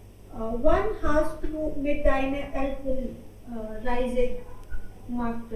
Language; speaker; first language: German; non-native, learner; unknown